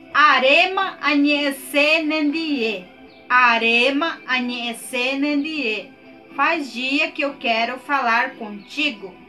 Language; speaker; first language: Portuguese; non-native, local second language; Guarani